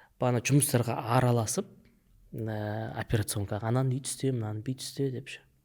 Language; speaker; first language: Kazakh; native; Kazakh